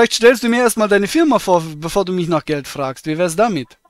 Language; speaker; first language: German; native; German